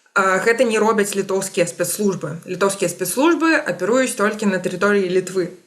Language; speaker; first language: Belarusian; non-native, local second language; Russian